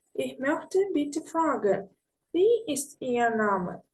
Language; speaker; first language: German; non-native, learner; Ukrainian